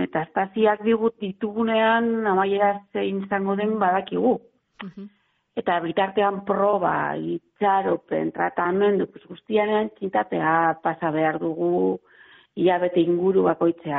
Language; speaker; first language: Basque; non-native, local second language; Spanish